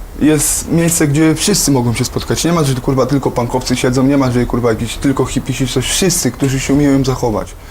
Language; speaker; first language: Polish; native; Polish